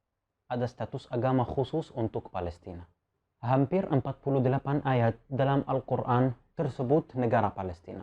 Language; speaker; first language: Indonesian; non-native, fluent; Arabic